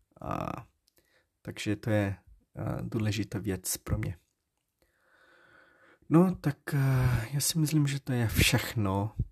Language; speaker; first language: Czech; non-native, learner; Portuguese